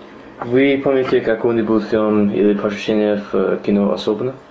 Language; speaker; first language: Russian; non-native, learner; English